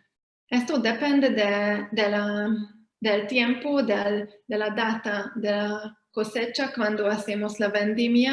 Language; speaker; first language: Spanish; non-native, fluent; Hungarian